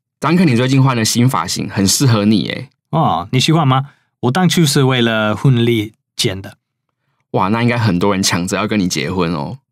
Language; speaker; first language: Chinese; native; Chinese